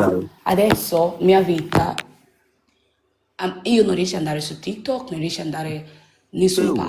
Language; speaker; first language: Italian; non-native, learner; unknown